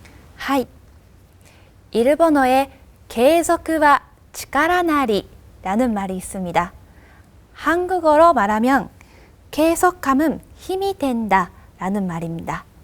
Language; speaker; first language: Korean; non-native, fluent; Japanese